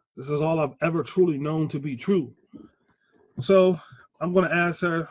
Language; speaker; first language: English; native; English